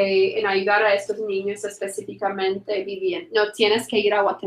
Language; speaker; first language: Spanish; non-native, fluent; English